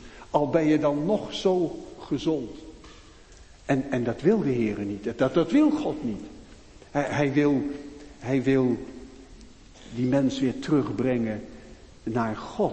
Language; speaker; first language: Dutch; native; Dutch